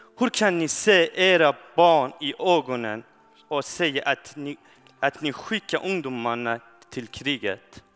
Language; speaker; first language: Swedish; non-native, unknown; Persian